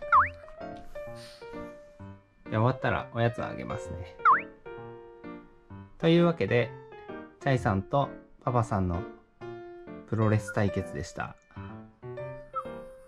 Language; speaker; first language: Japanese; native; Japanese